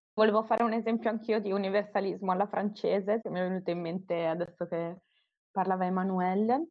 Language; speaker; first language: Italian; native; Italian